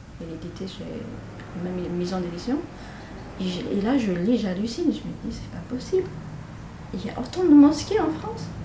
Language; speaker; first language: French; non-native, local second language; Kabyle